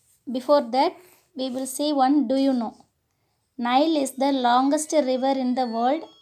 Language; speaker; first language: English; non-native, local second language; Tamil